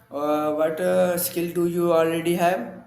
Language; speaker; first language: English; non-native, learner; Urdu